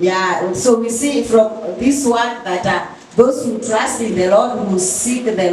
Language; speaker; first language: English; non-native, fluent; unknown